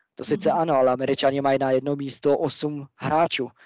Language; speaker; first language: Czech; early bilingual, other home language; German